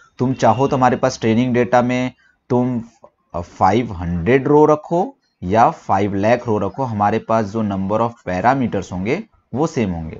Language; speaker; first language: Hindi; native; Hindi